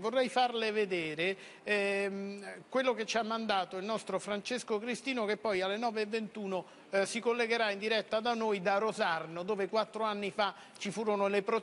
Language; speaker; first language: Italian; native; Italian